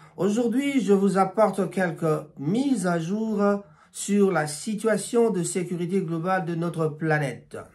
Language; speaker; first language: French; non-native, local second language; Lingala